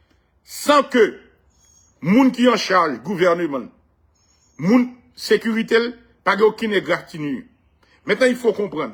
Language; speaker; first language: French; non-native, local second language; Haitian Creole